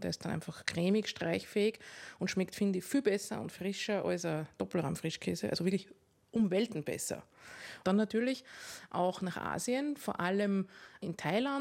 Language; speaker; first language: German; native; German